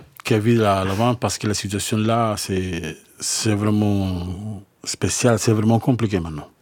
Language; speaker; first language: French; non-native, learner; Spanish